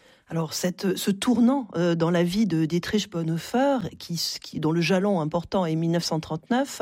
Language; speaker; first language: French; native; French